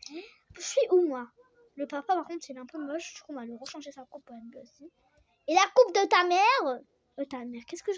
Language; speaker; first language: French; native; French